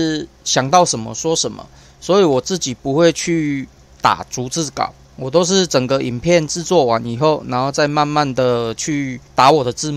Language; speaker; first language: Chinese; native; Chinese